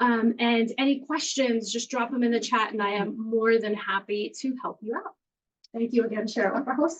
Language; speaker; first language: English; native; English